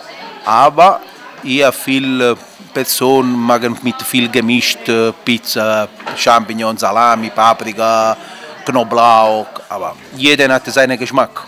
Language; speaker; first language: German; non-native, learner; Italian